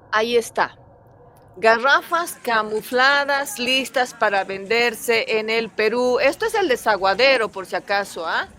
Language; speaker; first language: Spanish; native; Spanish